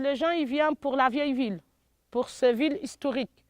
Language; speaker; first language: French; non-native, local second language; Arabic